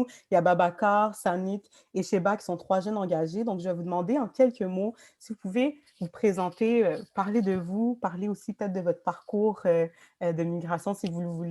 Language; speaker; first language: French; native; French